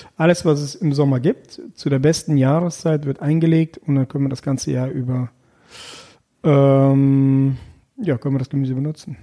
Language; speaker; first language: German; early bilingual, other home language; Russian